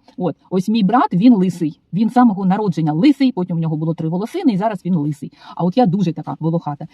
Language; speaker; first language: Ukrainian; non-native, local second language; Russian